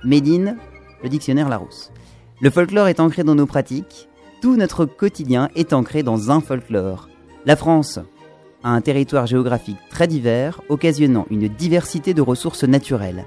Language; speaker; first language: French; native; French